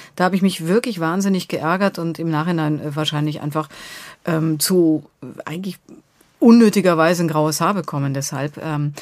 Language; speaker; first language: German; native; German